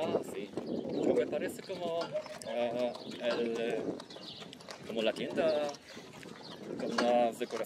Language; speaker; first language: Spanish; non-native, learner; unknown